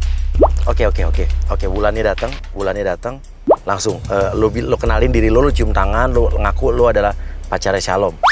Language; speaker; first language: Indonesian; native; Indonesian